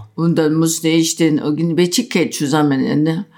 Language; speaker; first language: German; non-native, fluent; Korean